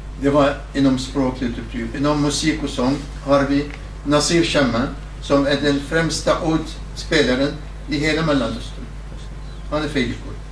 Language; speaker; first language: Swedish; non-native, fluent; Kurdish